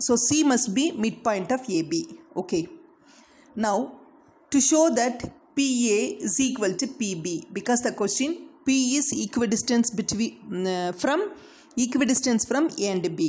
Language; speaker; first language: English; non-native, local second language; Tamil